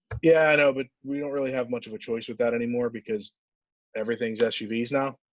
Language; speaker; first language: English; native; English